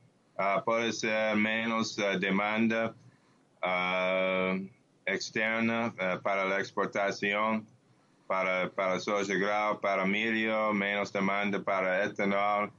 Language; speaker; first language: Portuguese; non-native, learner; English